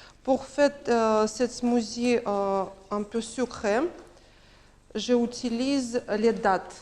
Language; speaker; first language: French; non-native, learner; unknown